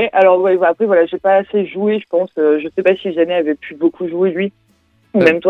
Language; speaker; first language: French; native; French